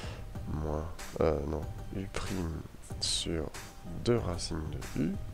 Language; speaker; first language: French; native; French